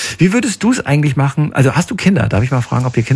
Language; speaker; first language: German; native; German